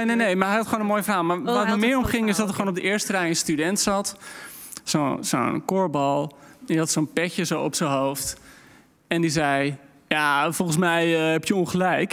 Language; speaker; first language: Dutch; native; Dutch